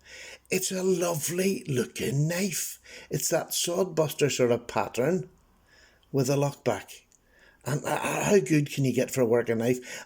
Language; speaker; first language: English; native; English